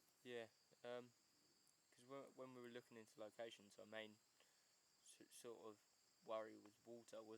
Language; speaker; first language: English; native; English